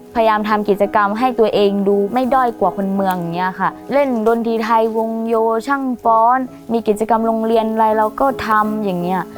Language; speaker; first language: Thai; non-native, local second language; Hmong